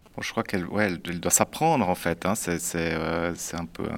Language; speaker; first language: French; native; French